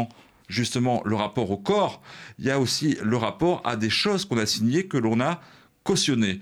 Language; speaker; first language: French; native; French